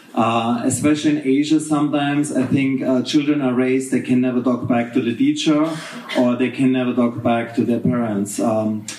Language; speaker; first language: English; non-native, fluent; German